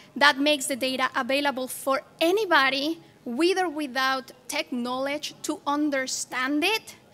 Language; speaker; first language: English; non-native, fluent; Spanish